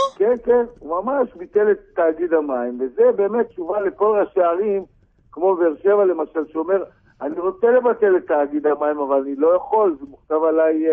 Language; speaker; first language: Hebrew; native; Hebrew